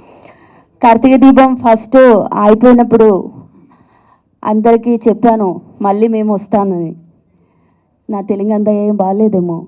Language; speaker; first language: Telugu; non-native, fluent; Malayalam